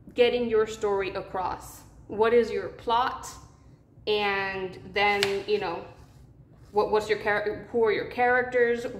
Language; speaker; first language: English; native; English